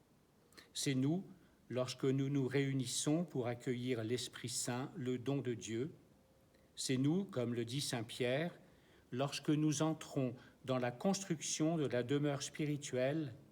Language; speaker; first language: French; native; French